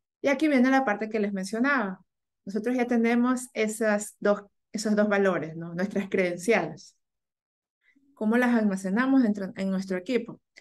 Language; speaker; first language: Spanish; native; Spanish